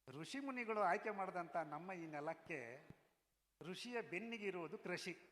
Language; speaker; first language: Kannada; non-native, local second language; Konkani